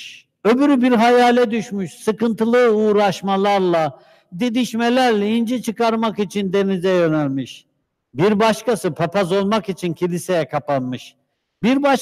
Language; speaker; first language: Turkish; native; Turkish